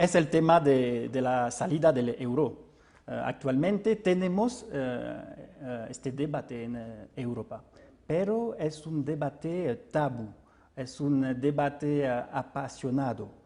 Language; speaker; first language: Spanish; non-native, fluent; French